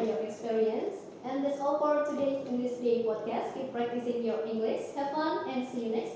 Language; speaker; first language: English; non-native, learner; Indonesian